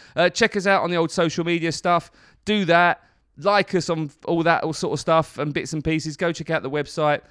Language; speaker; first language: English; native; English